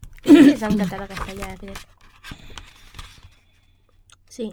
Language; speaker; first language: Catalan; non-native, local second language; Spanish